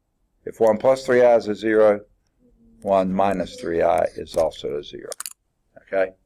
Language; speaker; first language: English; native; English